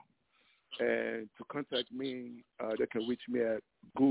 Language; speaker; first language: English; non-native, local second language; Igbo